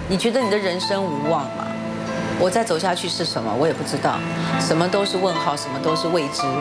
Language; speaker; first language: Chinese; native; Chinese